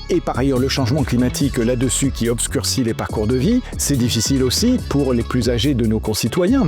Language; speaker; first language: French; native; French